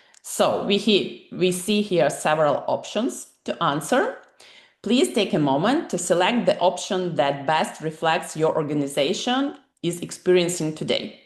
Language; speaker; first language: English; non-native, fluent; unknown